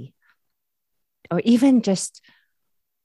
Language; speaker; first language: English; non-native, local second language; Filipino